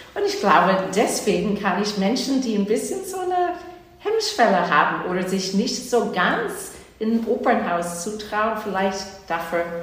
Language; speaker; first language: German; non-native, fluent; English